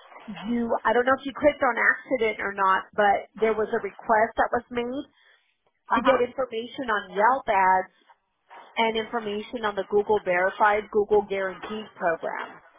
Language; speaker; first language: English; early bilingual, other home language; Spanish